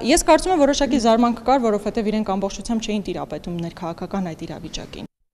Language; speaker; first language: Armenian; native; Armenian